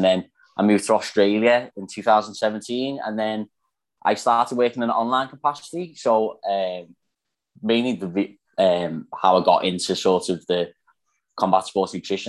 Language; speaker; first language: English; native; English